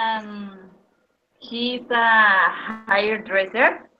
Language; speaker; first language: English; non-native, learner; Spanish